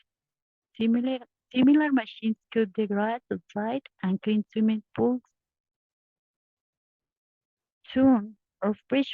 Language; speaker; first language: English; non-native, learner; Spanish